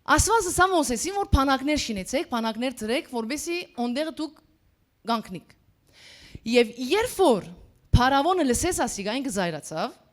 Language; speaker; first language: Armenian; early bilingual, heritage; Armenian